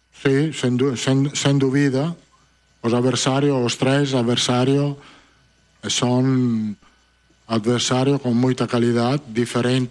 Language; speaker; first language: Portuguese; non-native, fluent; Italian